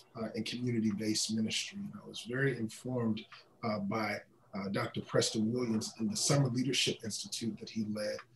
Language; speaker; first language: English; native; English